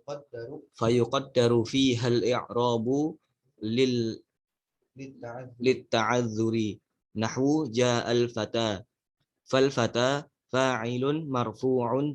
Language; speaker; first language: Arabic; non-native, learner; Indonesian